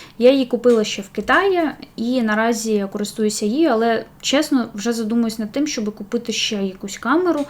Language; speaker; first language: Ukrainian; non-native, local second language; Russian